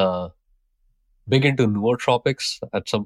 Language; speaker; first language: English; non-native, local second language; Hindi